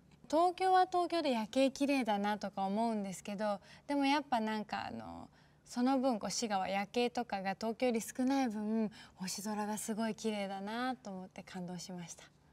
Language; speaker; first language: Japanese; native; Japanese